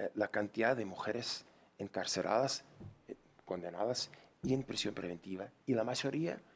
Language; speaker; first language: Spanish; non-native, fluent; English